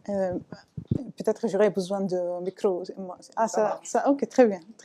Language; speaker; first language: French; non-native, fluent; Arabic